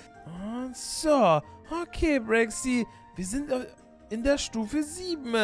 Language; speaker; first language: German; native; German